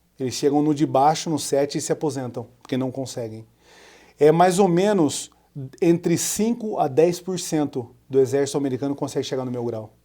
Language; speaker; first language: Portuguese; native; Portuguese